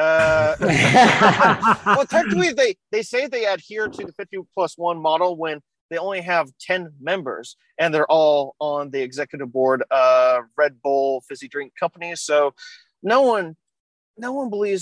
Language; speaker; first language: English; native; English